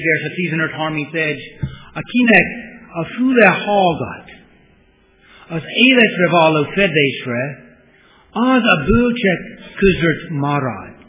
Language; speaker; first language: Hungarian; non-native, fluent; English